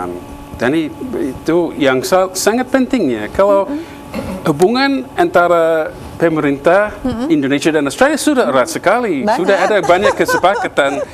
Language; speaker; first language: Indonesian; non-native, fluent; English